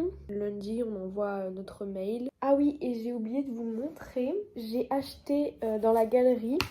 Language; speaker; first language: French; native; French